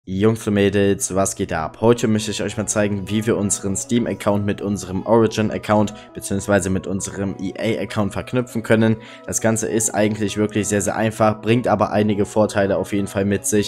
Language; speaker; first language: German; native; German